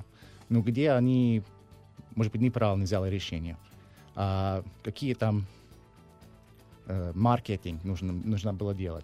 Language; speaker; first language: Russian; non-native, learner; English